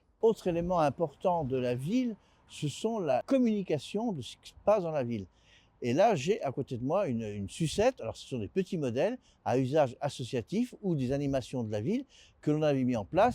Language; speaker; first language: French; native; French